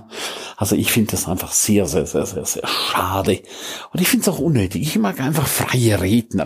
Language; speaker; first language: German; native; German